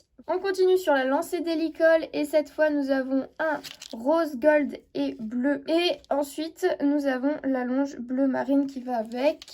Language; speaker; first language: French; native; French